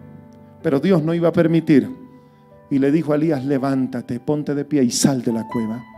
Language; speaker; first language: Spanish; native; Spanish